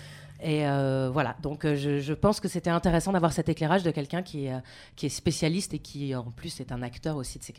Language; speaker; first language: French; native; French